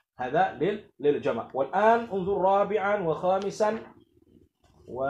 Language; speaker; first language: Arabic; non-native, fluent; Indonesian